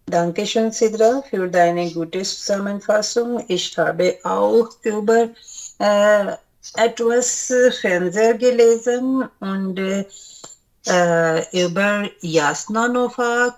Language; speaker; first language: German; non-native, learner; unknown